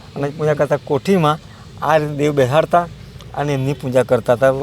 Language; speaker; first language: Gujarati; non-native, local second language; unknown